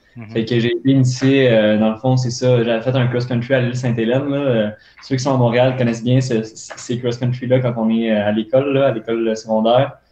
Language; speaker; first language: French; native; French